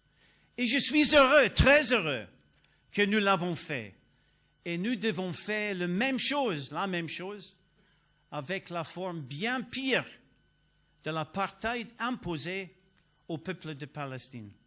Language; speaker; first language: French; non-native, learner; English